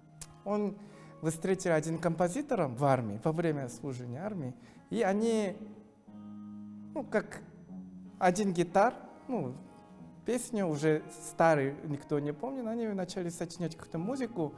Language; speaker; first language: Russian; non-native, fluent; Korean